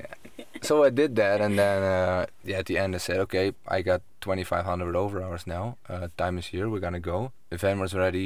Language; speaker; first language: English; non-native, fluent; Dutch